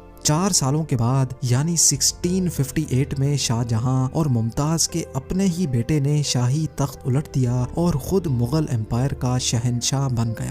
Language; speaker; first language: Urdu; native; Urdu